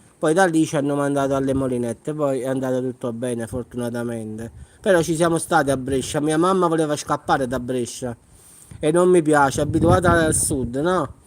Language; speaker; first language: Italian; native; Italian